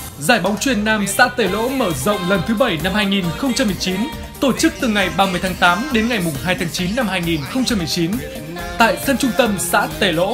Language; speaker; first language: Vietnamese; native; Vietnamese